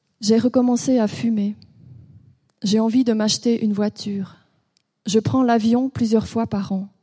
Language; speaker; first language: French; native; French